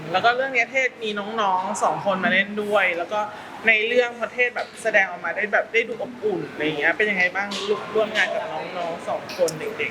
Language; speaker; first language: Thai; native; Thai